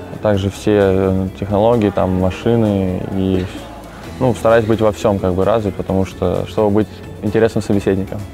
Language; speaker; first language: Russian; native; Russian